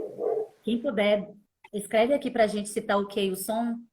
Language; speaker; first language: Portuguese; native; Portuguese